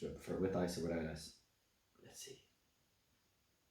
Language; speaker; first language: English; native; English